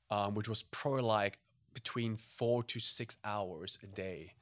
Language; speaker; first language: English; non-native, fluent; German